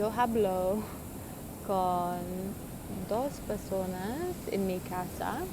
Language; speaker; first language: Spanish; non-native, learner; English